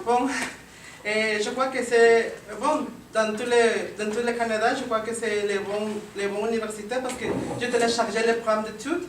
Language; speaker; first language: French; non-native, learner; Spanish